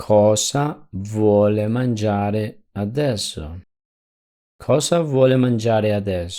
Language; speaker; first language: Italian; non-native, fluent; Spanish